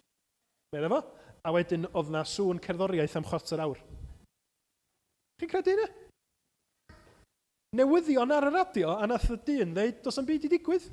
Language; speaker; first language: Welsh; native; Welsh